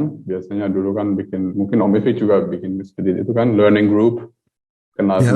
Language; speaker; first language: Indonesian; early bilingual, heritage; German